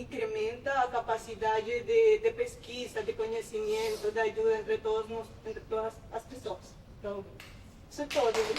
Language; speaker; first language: Portuguese; non-native, fluent; Spanish